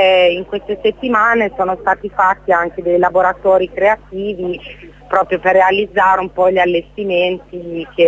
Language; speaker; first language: Italian; native; Italian